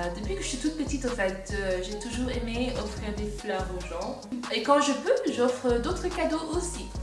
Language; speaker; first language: French; non-native, fluent; English